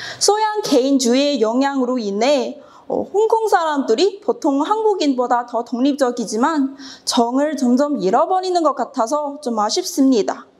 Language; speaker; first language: Korean; non-native, fluent; Cantonese